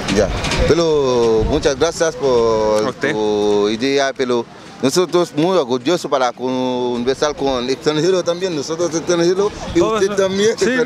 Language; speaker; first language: Spanish; non-native, learner; Haitian Creole